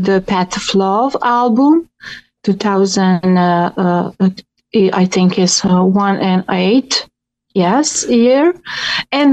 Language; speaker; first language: English; non-native, learner; Croatian